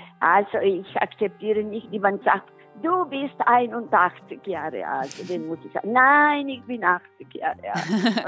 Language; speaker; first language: German; non-native, local second language; Italian